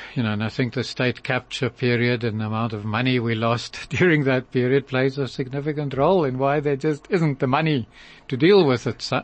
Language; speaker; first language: English; native; English